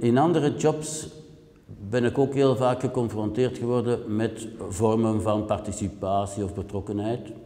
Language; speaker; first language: Dutch; native; Dutch